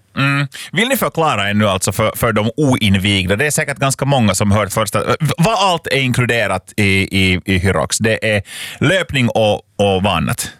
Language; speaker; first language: Swedish; native; Swedish